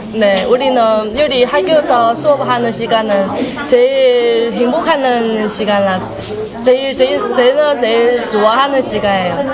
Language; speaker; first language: Korean; non-native, learner; Chinese